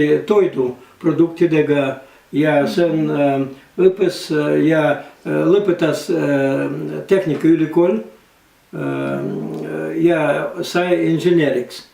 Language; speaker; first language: Estonian; non-native, learner; Russian